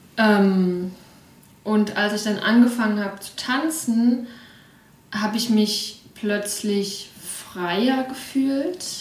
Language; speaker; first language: German; early bilingual, other home language; Russian